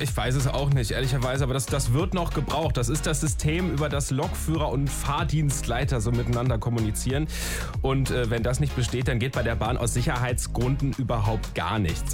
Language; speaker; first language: German; native; German